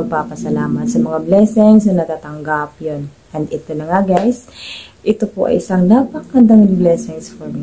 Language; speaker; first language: Filipino; native; Filipino